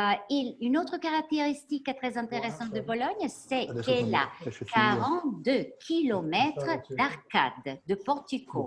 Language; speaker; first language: French; non-native, fluent; Italian